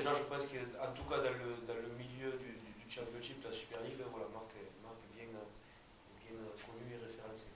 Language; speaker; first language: French; native; French